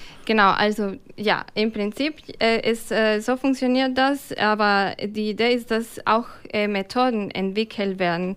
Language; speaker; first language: German; non-native, fluent; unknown